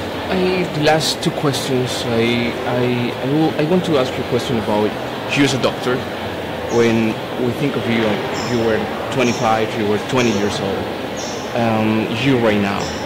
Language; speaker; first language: English; non-native, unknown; Spanish